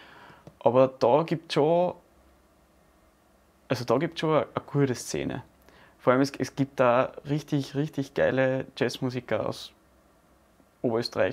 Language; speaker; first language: German; native; German